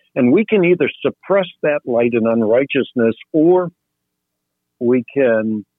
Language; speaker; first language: English; non-native, fluent; Dutch